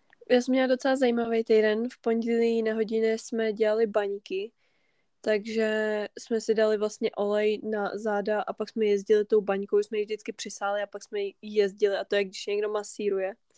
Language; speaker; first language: Czech; native; Czech